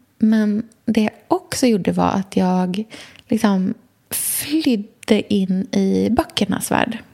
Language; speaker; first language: Swedish; native; Swedish